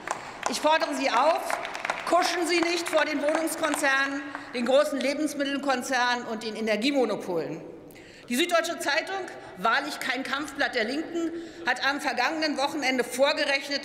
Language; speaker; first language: German; native; German